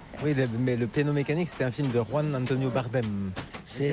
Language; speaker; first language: French; native; French